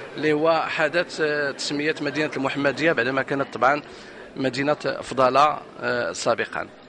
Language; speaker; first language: Arabic; native; Arabic